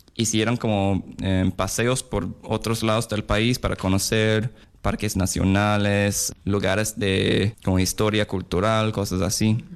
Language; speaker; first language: Spanish; non-native, fluent; English